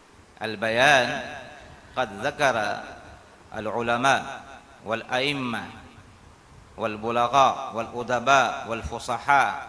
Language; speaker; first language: Arabic; non-native, fluent; Urdu